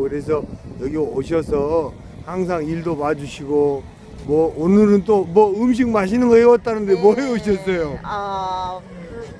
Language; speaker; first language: Korean; native; Korean